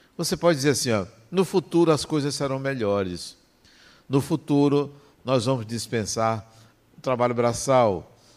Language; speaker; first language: Portuguese; native; Portuguese